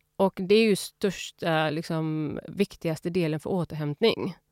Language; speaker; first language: Swedish; early bilingual, other home language; Urdu